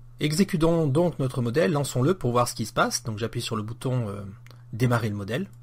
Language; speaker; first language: French; native; French